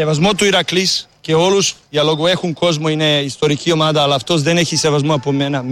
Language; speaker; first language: Greek; non-native, learner; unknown